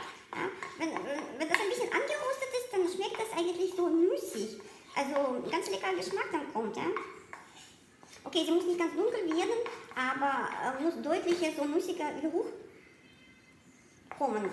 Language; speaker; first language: German; non-native, fluent; Russian